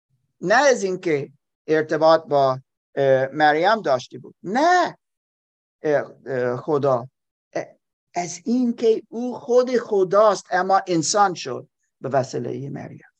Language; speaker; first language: Persian; non-native, fluent; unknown